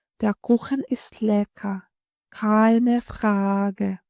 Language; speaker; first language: German; non-native, fluent; Ukrainian